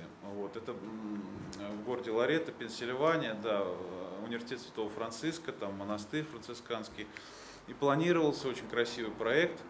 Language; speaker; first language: Russian; native; Russian